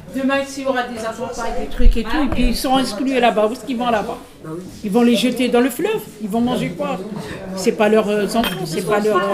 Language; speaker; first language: French; early bilingual, other home language; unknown